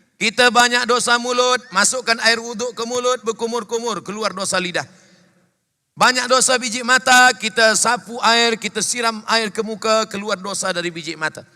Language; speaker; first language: Malay; native; Malay